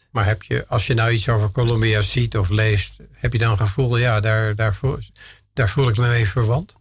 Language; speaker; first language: Dutch; native; Dutch